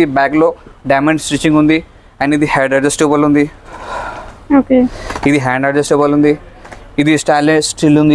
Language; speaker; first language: Telugu; non-native, local second language; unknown